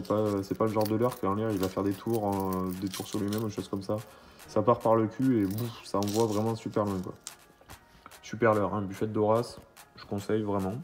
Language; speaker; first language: French; native; French